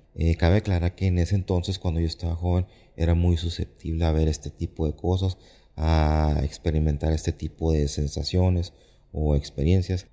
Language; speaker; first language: Spanish; native; Spanish